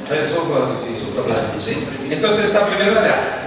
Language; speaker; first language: Spanish; non-native, learner; Portuguese